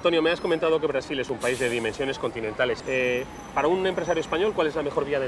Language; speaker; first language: Spanish; native; Spanish